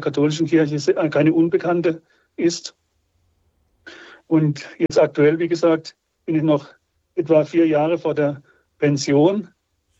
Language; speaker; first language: German; native; German